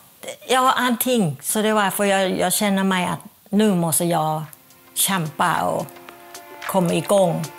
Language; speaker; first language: Swedish; non-native, fluent; Thai